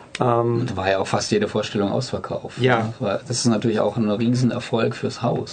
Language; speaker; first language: German; native; German